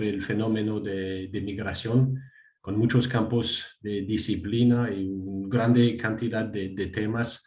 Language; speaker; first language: Spanish; non-native, fluent; French